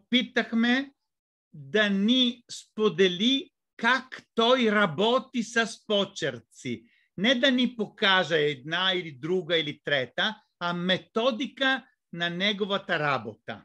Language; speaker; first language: Bulgarian; non-native, fluent; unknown